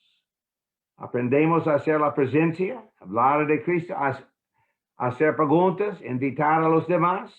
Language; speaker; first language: Spanish; non-native, fluent; English